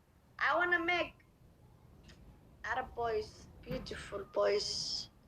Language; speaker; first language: English; non-native, learner; Somali